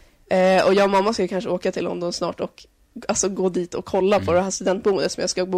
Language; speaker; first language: Swedish; native; Swedish